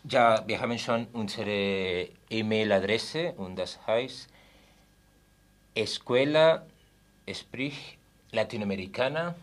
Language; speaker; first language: German; non-native, learner; Spanish